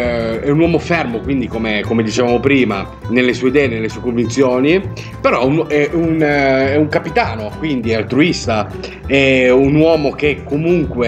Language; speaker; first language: Italian; native; Italian